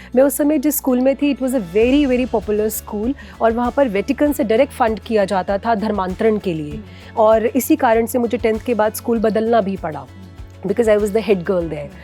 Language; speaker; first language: Hindi; native; Hindi